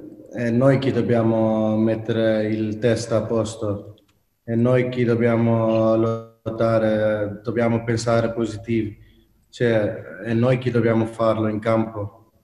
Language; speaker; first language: Italian; non-native, fluent; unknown